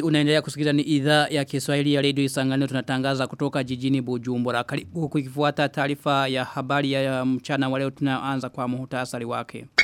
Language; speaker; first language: Swahili; non-native, local second language; Rundi